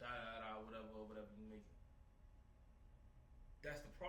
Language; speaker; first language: English; native; English